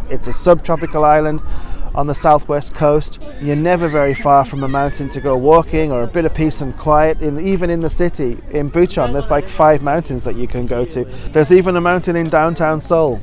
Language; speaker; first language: English; native; English